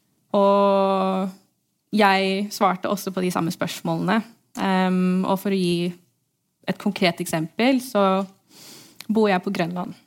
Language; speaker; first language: Norwegian; early bilingual, heritage; English